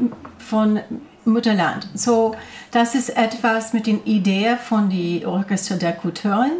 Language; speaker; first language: German; non-native, learner; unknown